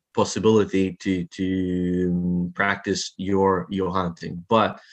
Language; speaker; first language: English; non-native, fluent; Italian